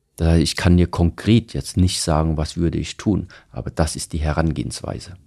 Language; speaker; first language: German; early bilingual, other home language; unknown